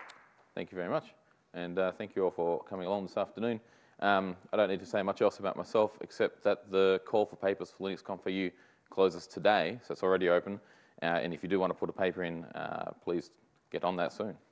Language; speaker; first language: English; native; English